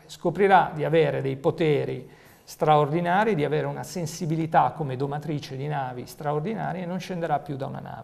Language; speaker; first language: Italian; native; Italian